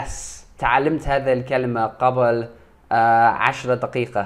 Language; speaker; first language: Arabic; non-native, learner; English